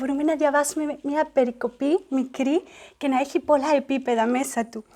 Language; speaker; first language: Greek; non-native, fluent; Spanish